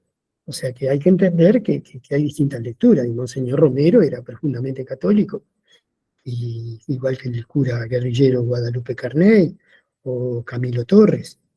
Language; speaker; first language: Spanish; native; Spanish